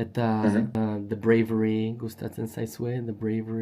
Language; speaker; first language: Basque; non-native, learner; English